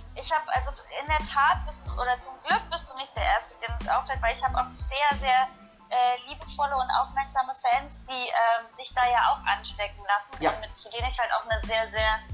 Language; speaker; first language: German; native; German